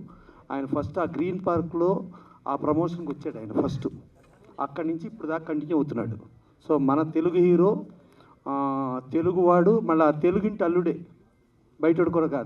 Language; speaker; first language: Telugu; native; Telugu